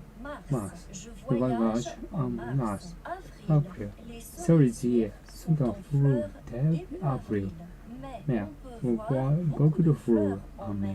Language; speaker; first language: French; non-native, learner; Japanese